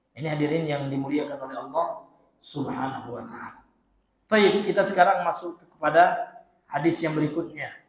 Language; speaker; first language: Indonesian; non-native, local second language; Minangkabau